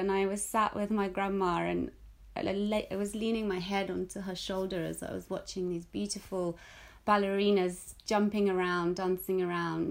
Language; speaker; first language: English; early bilingual, other home language; Russian